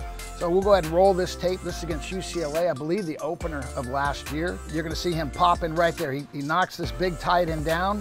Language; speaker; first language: English; native; English